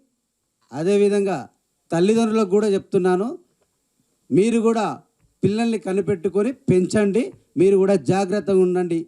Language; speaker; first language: Telugu; native; Telugu